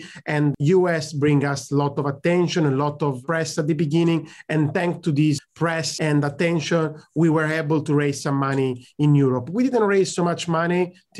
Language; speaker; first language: English; non-native, fluent; Italian